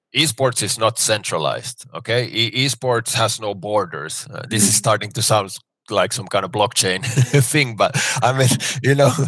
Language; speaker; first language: English; non-native, fluent; Finnish